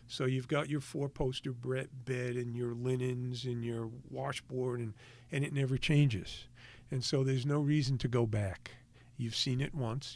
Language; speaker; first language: English; native; English